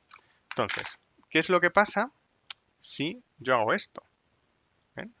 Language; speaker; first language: Spanish; native; Spanish